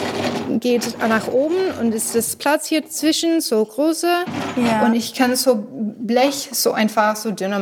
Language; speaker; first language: German; non-native, learner; English